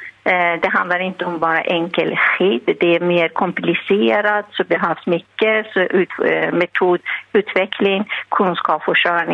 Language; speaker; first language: Swedish; non-native, fluent; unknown